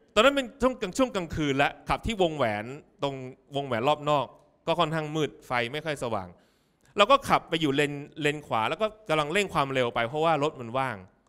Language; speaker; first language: Thai; native; Thai